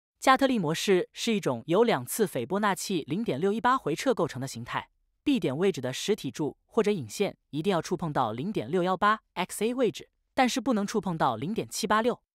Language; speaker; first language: Chinese; native; Chinese